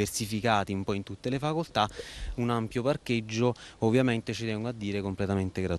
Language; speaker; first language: Italian; native; Italian